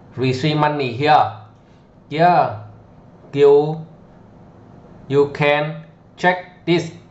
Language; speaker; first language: English; non-native, learner; Vietnamese